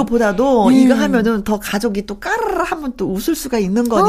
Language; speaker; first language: Korean; native; Korean